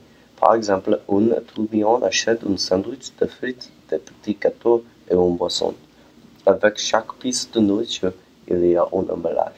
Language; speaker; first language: French; non-native, learner; English